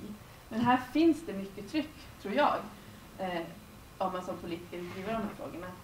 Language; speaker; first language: Swedish; native; Swedish